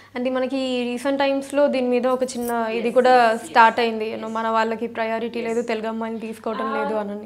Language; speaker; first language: Telugu; native; Telugu